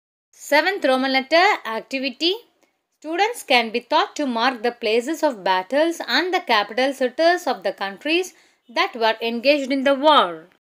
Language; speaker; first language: English; non-native, local second language; Tamil